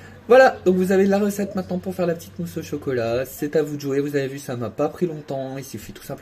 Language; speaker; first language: French; native; French